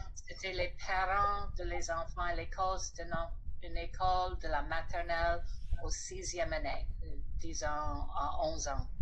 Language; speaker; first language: French; non-native, fluent; English